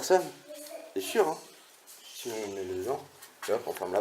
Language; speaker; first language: French; native; French